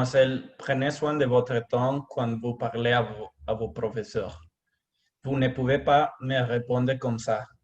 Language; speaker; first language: French; non-native, learner; Spanish